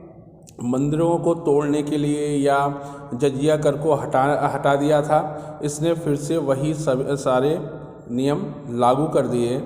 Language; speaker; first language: Hindi; native; Hindi